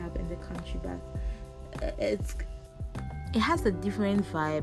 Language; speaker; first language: English; non-native, local second language; Akan